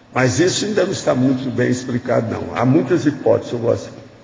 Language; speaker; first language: Portuguese; native; Portuguese